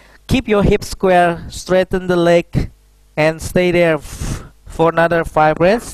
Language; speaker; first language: English; non-native, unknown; Indonesian